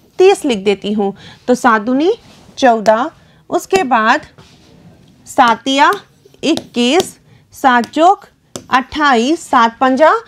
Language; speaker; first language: Hindi; native; Hindi